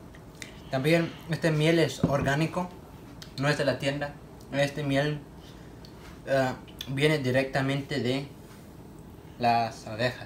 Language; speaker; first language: Spanish; early bilingual, heritage; Spanish